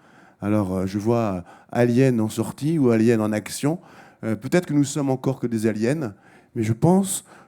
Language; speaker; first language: French; native; French